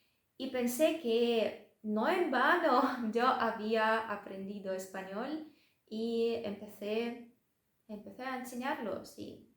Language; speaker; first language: Spanish; non-native, fluent; Russian